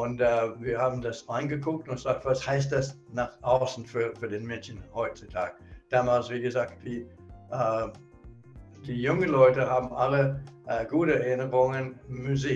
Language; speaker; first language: German; non-native, fluent; English